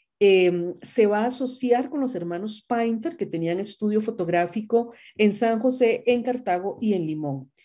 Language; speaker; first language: Spanish; native; Spanish